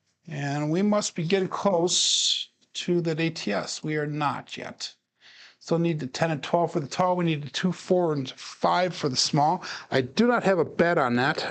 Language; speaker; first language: English; native; English